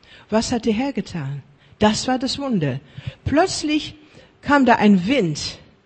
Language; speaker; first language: German; non-native, fluent; Afrikaans